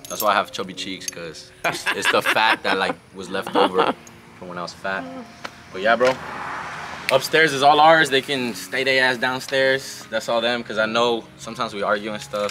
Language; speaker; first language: English; early bilingual, other home language; Spanish